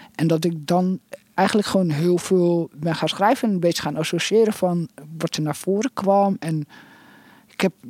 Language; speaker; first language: Dutch; native; Dutch